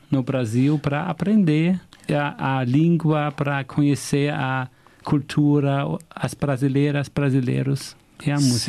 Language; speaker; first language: Portuguese; non-native, fluent; German